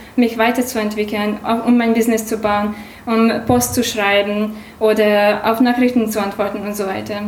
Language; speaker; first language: German; non-native, fluent; Hungarian